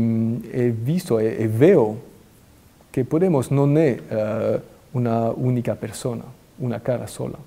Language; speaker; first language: Spanish; non-native, fluent; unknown